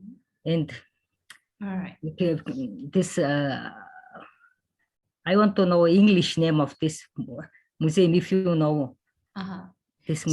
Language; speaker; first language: English; non-native, learner; Mongolian